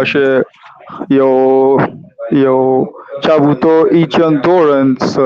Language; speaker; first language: Chinese; non-native, learner; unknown